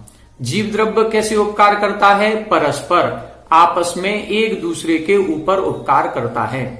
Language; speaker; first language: Hindi; native; Hindi